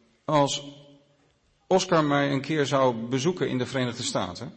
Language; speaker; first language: Dutch; native; Dutch